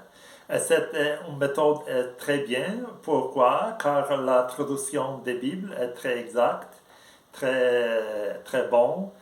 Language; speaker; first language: French; non-native, learner; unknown